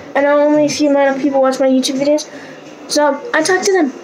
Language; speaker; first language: English; native; English